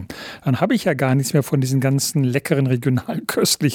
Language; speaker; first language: German; native; German